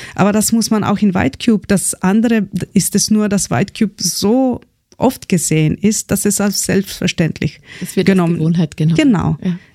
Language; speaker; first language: German; non-native, fluent; Slovenian